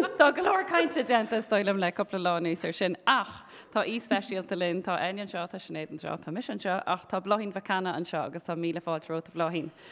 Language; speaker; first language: Irish; native; Irish